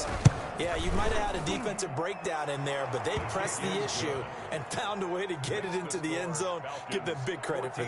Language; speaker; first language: English; native; English